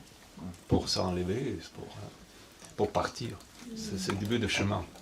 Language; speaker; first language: French; non-native, fluent; Russian